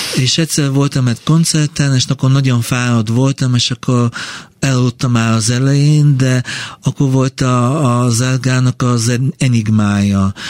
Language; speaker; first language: Hungarian; non-native, fluent; Bulgarian